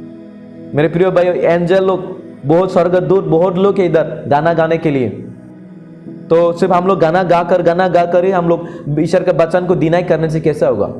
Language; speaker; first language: Hindi; non-native, local second language; Kok Borok